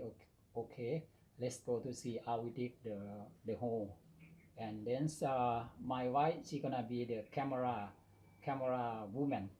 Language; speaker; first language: English; non-native, learner; Thai